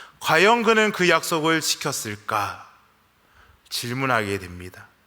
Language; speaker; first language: Korean; native; Korean